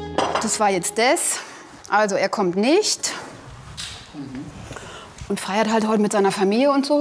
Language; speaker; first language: German; native; German